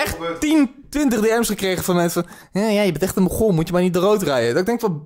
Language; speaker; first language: Dutch; native; Dutch